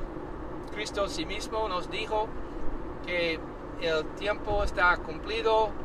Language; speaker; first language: Spanish; non-native, learner; English